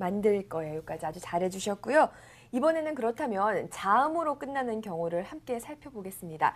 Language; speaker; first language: Korean; native; Korean